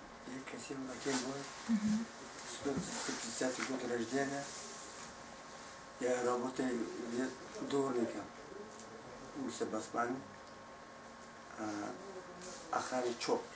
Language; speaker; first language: Russian; non-native, learner; Tajik